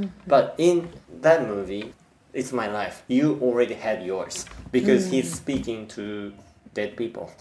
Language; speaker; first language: English; non-native, fluent; Japanese